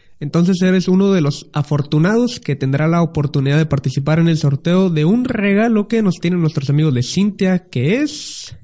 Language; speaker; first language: Spanish; native; Spanish